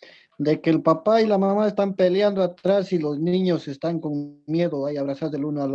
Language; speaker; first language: Spanish; native; Spanish